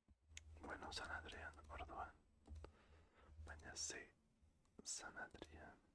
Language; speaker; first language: Basque; non-native, learner; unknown